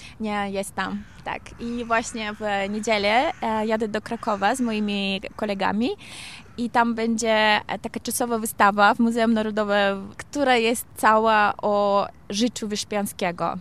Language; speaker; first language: Polish; non-native, learner; Kazakh